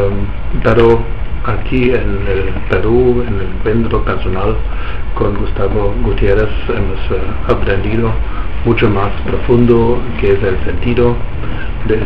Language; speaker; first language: Spanish; non-native, fluent; German